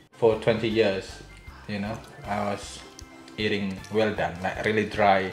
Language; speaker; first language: English; non-native, fluent; Javanese